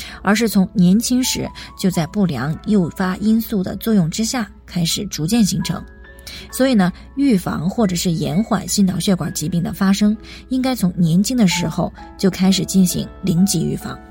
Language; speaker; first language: Chinese; native; Chinese